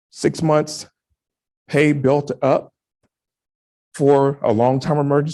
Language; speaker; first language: English; native; English